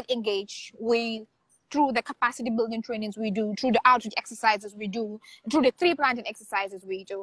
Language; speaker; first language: English; non-native, local second language; Wolof